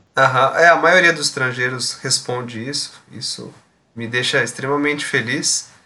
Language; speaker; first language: Portuguese; native; Portuguese